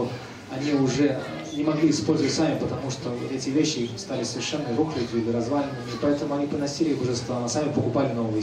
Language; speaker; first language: Russian; native; Russian